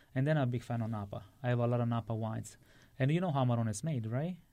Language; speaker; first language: English; non-native, fluent; Italian